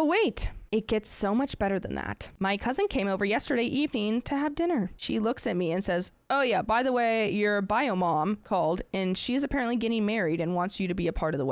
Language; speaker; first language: English; native; English